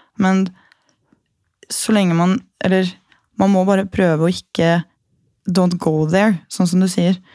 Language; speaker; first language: Norwegian; native; Norwegian